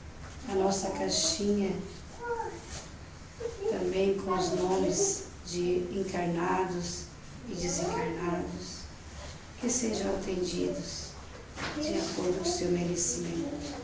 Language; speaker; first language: Portuguese; native; Portuguese